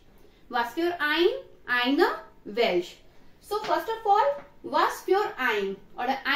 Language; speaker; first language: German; non-native, learner; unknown